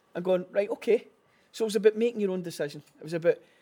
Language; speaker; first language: English; native; English